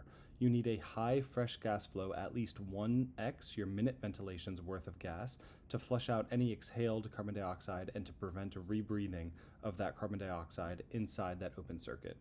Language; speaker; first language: English; native; English